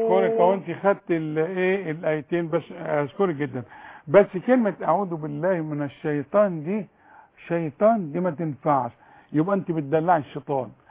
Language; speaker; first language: Arabic; native; Arabic